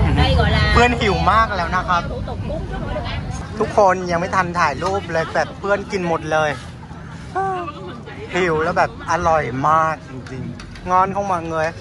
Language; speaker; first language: Thai; non-native, fluent; Vietnamese